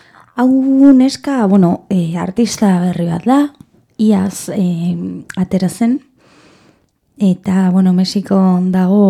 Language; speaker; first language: Basque; non-native, learner; Spanish